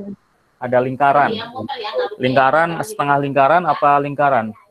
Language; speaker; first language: Indonesian; native; Indonesian